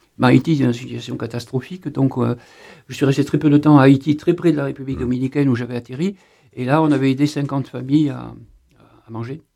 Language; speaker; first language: French; native; French